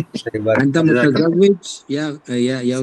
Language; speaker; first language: Arabic; non-native, learner; Urdu